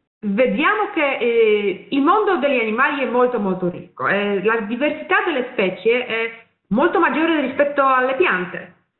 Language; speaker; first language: Italian; non-native, fluent; Polish